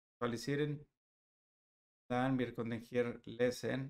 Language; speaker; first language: German; non-native, learner; Spanish